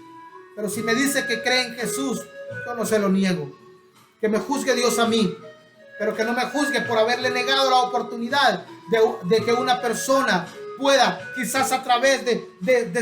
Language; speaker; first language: Spanish; native; Spanish